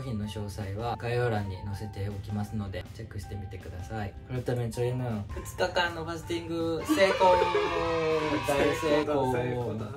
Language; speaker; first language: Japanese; non-native, learner; Korean